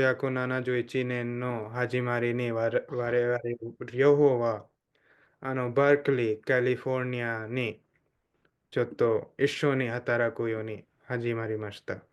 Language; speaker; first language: Japanese; non-native, fluent; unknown